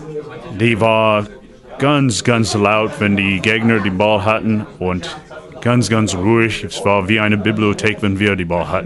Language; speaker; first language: German; non-native, learner; English